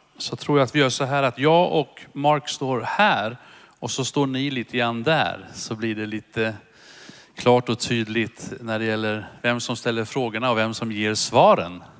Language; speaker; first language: Swedish; native; Swedish